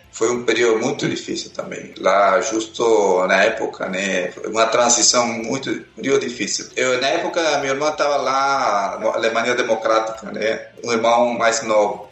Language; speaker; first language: Portuguese; non-native, fluent; Spanish